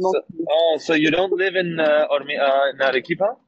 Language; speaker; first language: English; non-native, learner; German